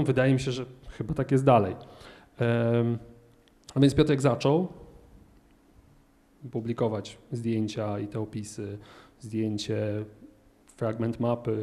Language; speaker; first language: Polish; native; Polish